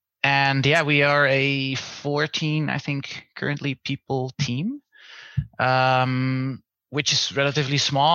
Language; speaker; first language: English; non-native, fluent; Dutch